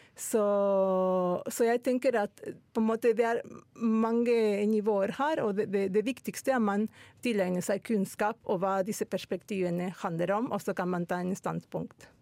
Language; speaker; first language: Norwegian; non-native, fluent; Spanish